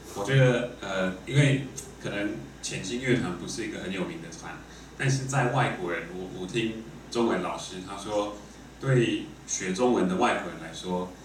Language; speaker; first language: Chinese; non-native, fluent; English